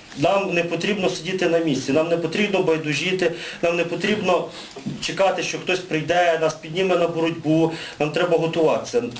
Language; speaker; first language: Ukrainian; native; Ukrainian